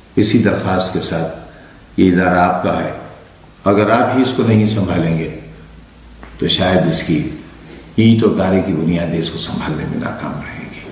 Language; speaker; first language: Urdu; native; Urdu